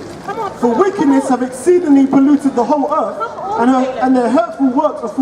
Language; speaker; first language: English; native; English